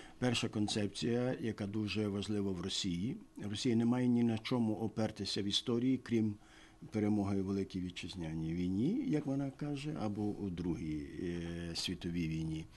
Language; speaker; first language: Ukrainian; native; Ukrainian